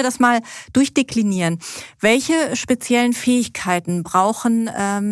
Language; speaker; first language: German; native; German